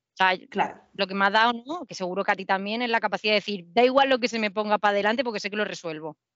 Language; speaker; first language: Spanish; native; Spanish